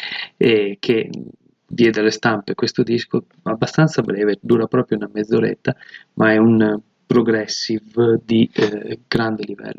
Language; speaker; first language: Italian; native; Italian